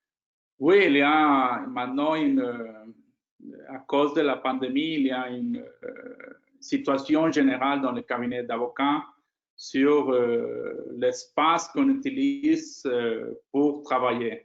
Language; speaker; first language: French; non-native, fluent; Spanish